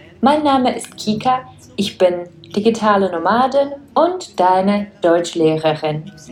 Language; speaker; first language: German; non-native, fluent; Czech